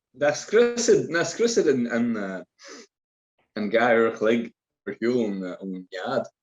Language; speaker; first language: Irish; non-native, local second language; English